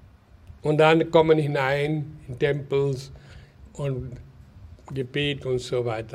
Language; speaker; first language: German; non-native, learner; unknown